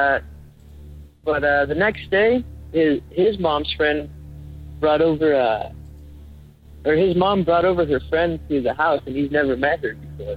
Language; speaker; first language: English; native; English